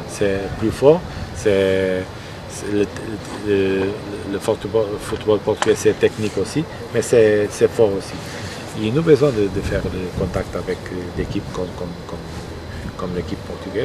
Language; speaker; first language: French; non-native, fluent; Portuguese